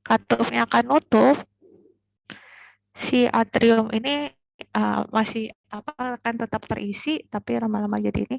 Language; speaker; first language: Indonesian; native; Indonesian